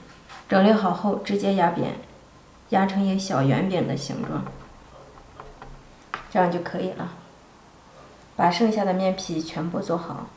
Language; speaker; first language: Chinese; native; Chinese